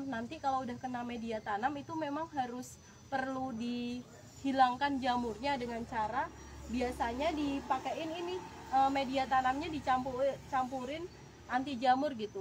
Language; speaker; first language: Indonesian; native; Indonesian